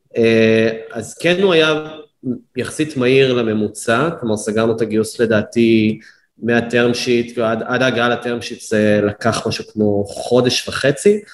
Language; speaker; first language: Hebrew; native; Hebrew